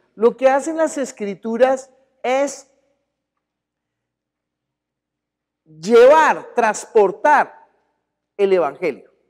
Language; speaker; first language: Spanish; native; Spanish